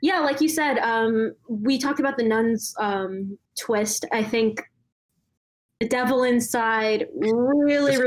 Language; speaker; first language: English; non-native, local second language; Malayalam